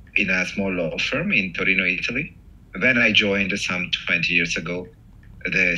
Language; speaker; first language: English; non-native, fluent; Italian